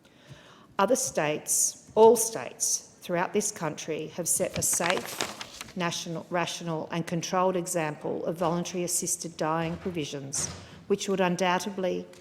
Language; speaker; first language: English; native; English